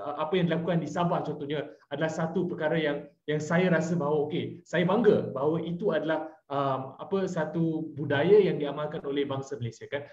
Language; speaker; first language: Malay; non-native, local second language; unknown